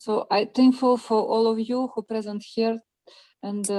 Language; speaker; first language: English; non-native, learner; Russian